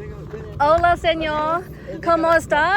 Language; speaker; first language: Spanish; non-native, learner; English